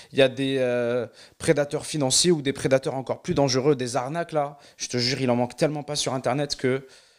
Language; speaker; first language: French; non-native, local second language; Arabic